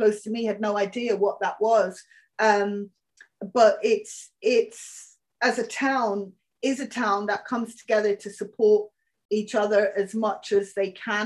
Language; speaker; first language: English; native; English